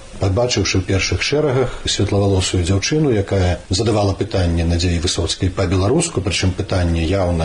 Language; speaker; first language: Belarusian; native; Belarusian